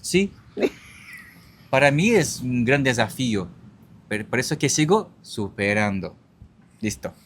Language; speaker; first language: Spanish; non-native, learner; Portuguese